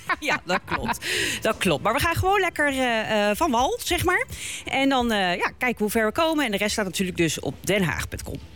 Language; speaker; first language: Dutch; native; Dutch